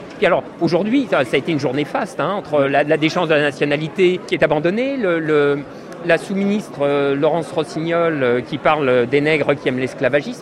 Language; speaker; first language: French; native; French